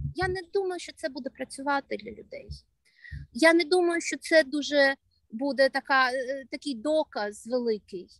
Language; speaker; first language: Ukrainian; non-native, local second language; Russian